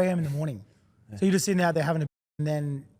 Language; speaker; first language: English; native; English